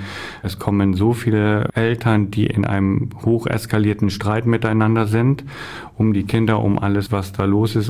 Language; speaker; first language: German; native; German